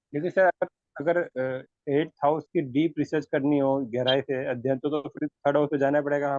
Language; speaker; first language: Hindi; native; Hindi